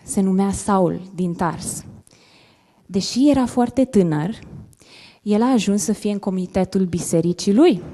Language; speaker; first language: Romanian; non-native, learner; English